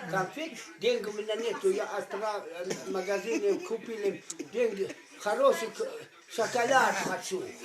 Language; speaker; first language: Russian; non-native, learner; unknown